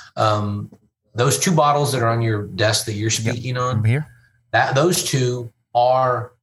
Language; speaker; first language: English; native; English